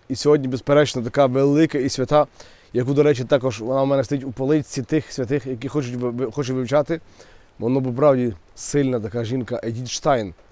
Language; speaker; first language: Ukrainian; native; Ukrainian